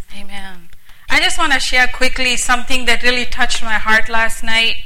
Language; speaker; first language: English; early bilingual, heritage; English